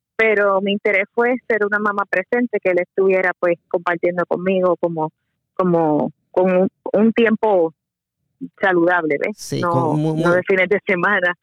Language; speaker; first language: Spanish; native; Spanish